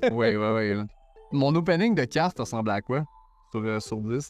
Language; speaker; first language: French; native; French